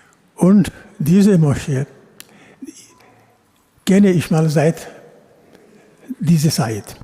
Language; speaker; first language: German; non-native, fluent; Urdu